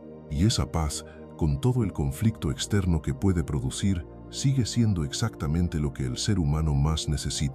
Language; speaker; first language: Spanish; native; Spanish